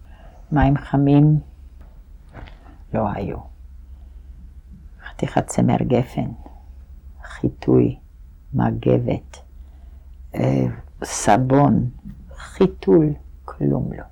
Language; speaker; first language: Hebrew; non-native, fluent; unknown